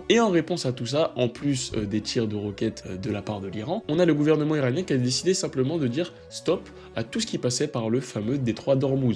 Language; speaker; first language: French; native; French